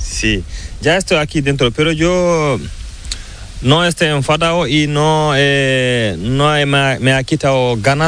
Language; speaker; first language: Spanish; non-native, learner; Fula